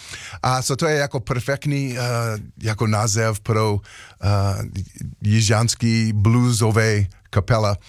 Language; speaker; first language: Czech; non-native, learner; English